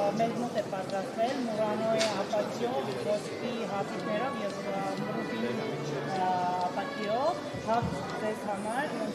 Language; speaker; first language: Armenian; early bilingual, heritage; Armenian